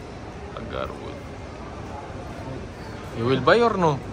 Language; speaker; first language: English; non-native, local second language; Filipino